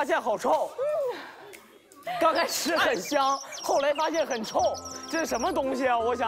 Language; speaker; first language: Chinese; native; Chinese